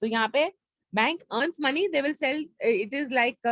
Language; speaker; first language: English; non-native, local second language; Hindi